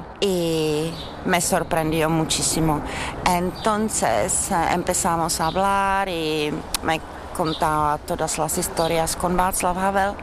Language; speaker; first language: Spanish; non-native, fluent; Czech